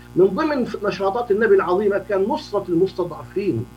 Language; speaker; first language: Arabic; native; Arabic